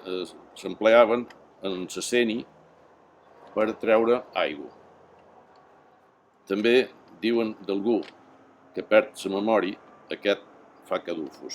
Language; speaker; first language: Catalan; native; Catalan